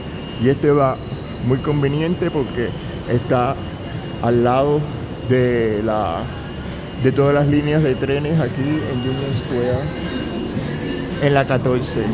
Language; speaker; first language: Spanish; early bilingual, heritage; Spanish